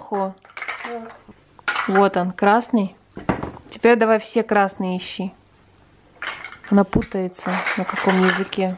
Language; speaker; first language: Russian; native; Russian